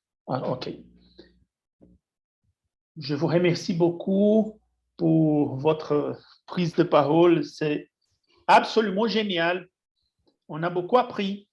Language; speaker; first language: French; non-native, fluent; Portuguese